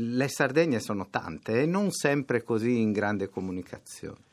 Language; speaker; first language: Italian; non-native, local second language; Sardinian